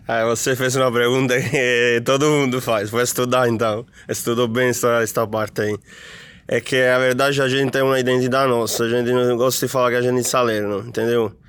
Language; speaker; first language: Portuguese; non-native, fluent; Italian